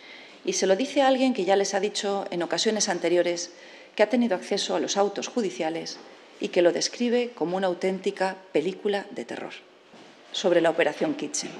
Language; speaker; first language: Spanish; native; Spanish